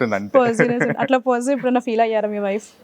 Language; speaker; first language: Telugu; native; Telugu